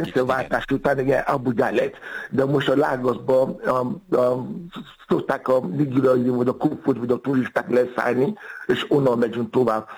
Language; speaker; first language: Hungarian; non-native, fluent; Yoruba